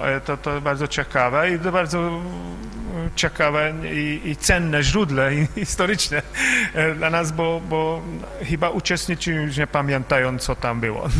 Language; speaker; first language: Polish; non-native, fluent; Hungarian